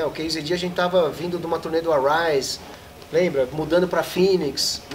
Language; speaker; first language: Portuguese; native; Portuguese